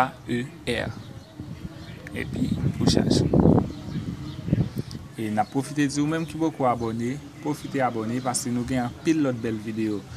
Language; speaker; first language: French; non-native, local second language; Haitian Creole